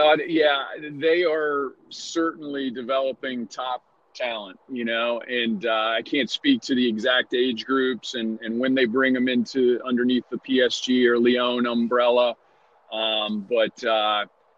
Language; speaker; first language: English; native; English